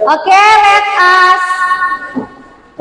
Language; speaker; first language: English; non-native, fluent; Indonesian